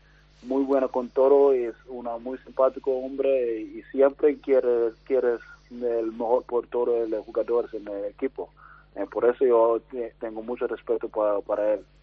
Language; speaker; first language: Spanish; non-native, learner; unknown